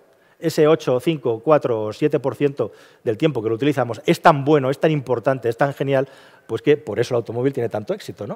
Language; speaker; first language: Spanish; native; Spanish